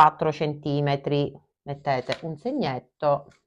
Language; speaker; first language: Italian; native; Italian